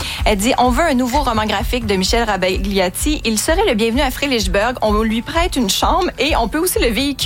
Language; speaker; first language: French; native; French